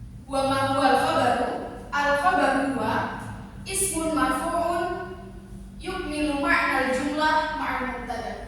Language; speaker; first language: Arabic; non-native, fluent; Indonesian